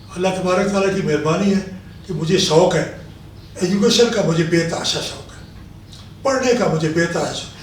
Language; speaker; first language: Urdu; non-native, local second language; Northern Hindko